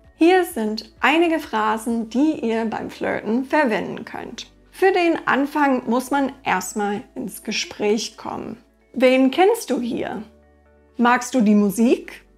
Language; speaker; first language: German; non-native, fluent; English